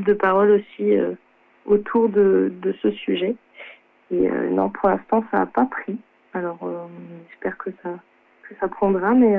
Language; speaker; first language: French; native; French